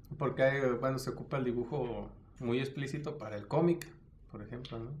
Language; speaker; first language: Spanish; native; Spanish